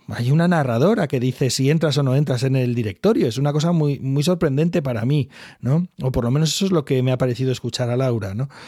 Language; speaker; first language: Spanish; native; Spanish